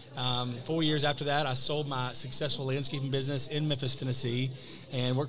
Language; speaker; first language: English; native; English